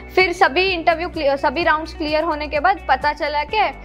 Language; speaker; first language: Hindi; non-native, local second language; Urdu